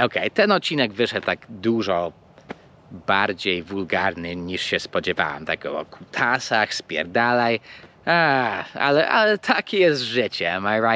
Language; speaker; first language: Polish; early bilingual, heritage; English